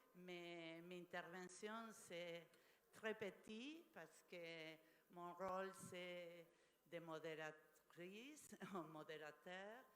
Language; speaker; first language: French; non-native, learner; Spanish